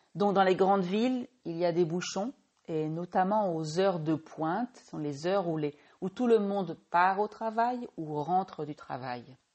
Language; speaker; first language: French; native; French